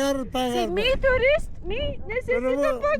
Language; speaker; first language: Spanish; non-native, learner; Lithuanian